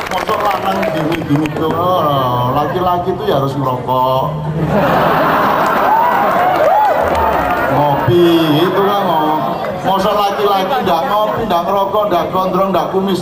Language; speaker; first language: Indonesian; non-native, local second language; Javanese